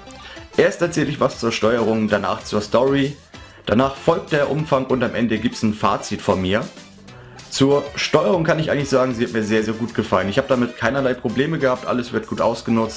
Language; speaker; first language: German; native; German